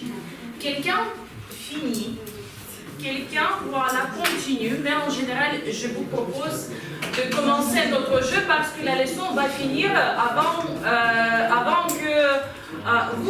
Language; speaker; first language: French; non-native, fluent; Ukrainian